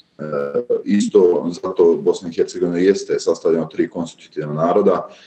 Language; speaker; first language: Serbian; native; Serbian